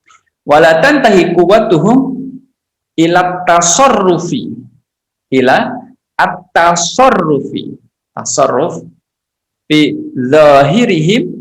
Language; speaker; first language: Arabic; non-native, fluent; Indonesian